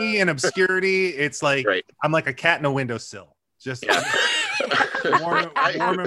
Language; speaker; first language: English; native; English